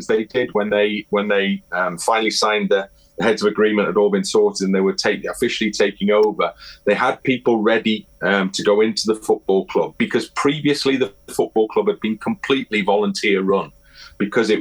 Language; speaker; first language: English; native; English